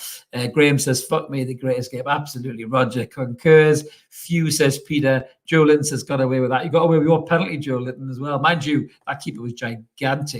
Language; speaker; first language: English; native; English